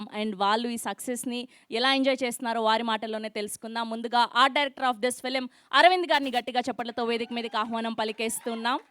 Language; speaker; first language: Telugu; native; Telugu